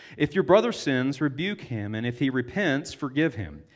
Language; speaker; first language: English; native; English